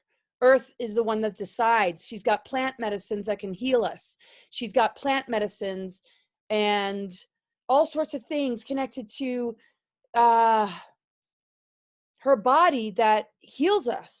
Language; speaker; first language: English; native; English